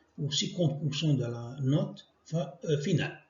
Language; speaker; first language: French; non-native, local second language; Arabic